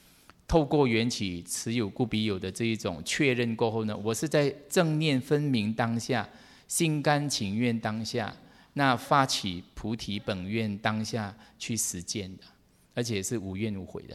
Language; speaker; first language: Chinese; native; Chinese